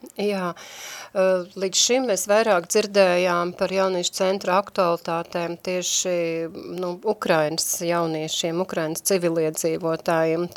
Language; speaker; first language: Latvian; native; Latvian